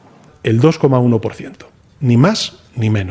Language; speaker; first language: Spanish; native; Spanish